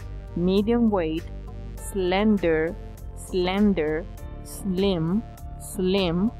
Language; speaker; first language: English; non-native, fluent; Spanish